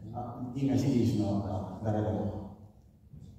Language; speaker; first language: Japanese; non-native, fluent; Finnish